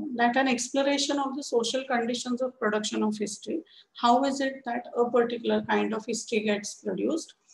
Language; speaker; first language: English; non-native, local second language; Marathi